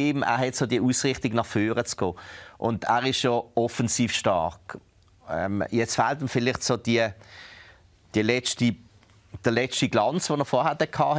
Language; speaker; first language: German; native; German